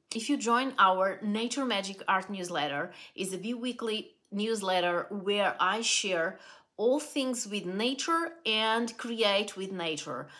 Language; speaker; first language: English; non-native, fluent; Portuguese